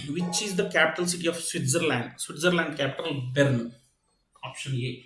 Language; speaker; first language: English; non-native, local second language; Telugu